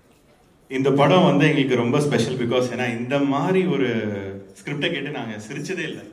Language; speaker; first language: Tamil; native; Tamil